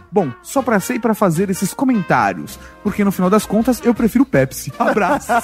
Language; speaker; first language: Portuguese; native; Portuguese